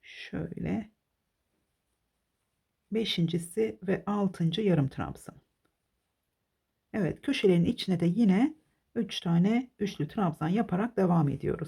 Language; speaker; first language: Turkish; native; Turkish